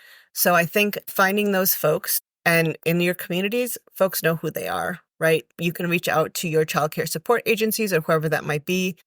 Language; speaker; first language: English; native; English